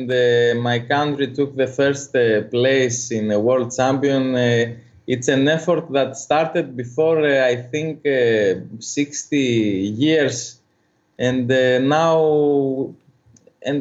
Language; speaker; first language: English; non-native, fluent; Greek